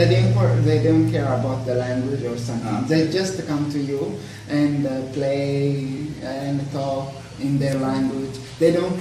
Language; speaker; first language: English; non-native, learner; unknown